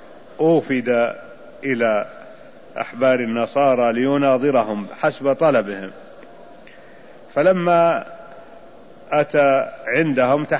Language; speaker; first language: Arabic; native; Arabic